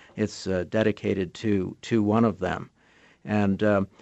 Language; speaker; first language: English; native; English